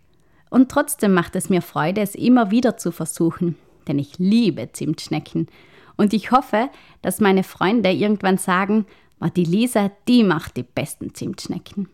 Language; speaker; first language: German; native; German